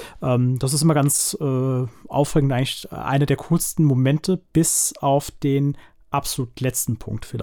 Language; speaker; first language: German; native; German